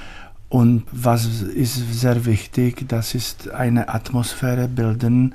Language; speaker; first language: German; non-native, learner; Czech